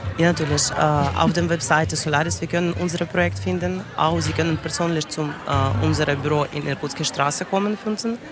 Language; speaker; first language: German; non-native, learner; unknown